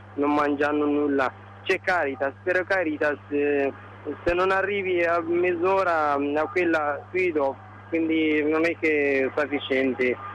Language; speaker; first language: Italian; non-native, learner; Tigrinya